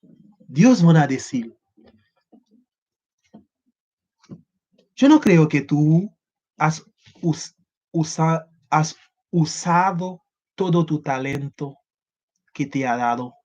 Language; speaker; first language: Spanish; non-native, learner; Haitian Creole